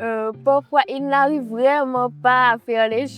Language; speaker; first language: French; non-native, local second language; Haitian Creole